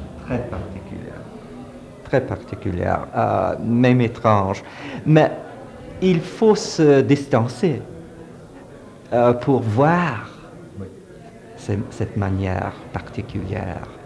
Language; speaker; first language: French; early bilingual, heritage; French